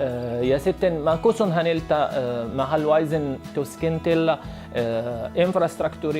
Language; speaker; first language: Finnish; non-native, learner; Arabic